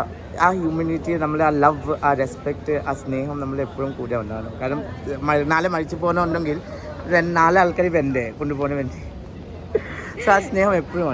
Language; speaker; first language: Malayalam; non-native, learner; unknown